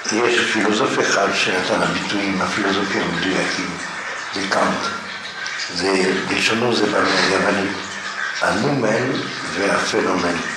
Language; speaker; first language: Hebrew; non-native, fluent; French